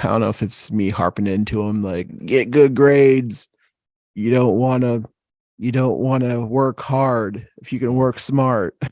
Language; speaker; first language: English; native; English